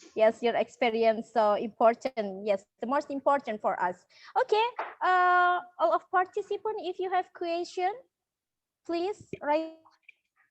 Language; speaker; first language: English; non-native, learner; Indonesian